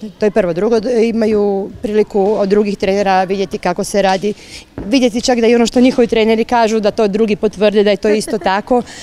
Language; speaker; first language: Croatian; native; Croatian